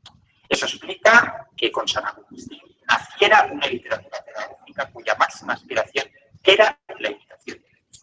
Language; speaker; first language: Spanish; native; Spanish